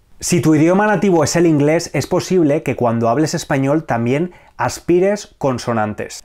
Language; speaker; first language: Spanish; native; Spanish